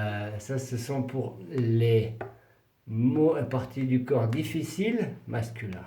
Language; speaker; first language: French; non-native, fluent; Spanish